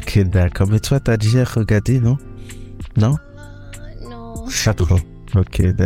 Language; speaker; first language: French; non-native, learner; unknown